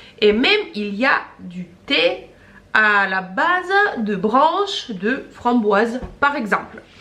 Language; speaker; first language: French; non-native, fluent; Russian